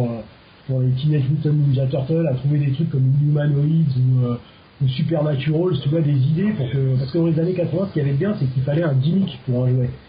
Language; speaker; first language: French; native; French